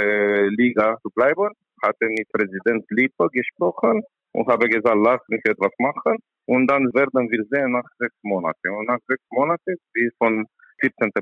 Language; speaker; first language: German; non-native, learner; Romanian